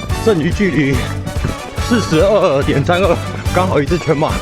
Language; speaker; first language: Chinese; native; Chinese